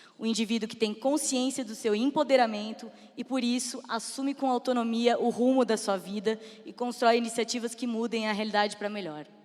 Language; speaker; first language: Portuguese; native; Portuguese